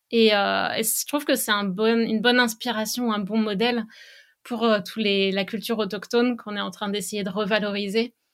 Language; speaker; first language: French; native; French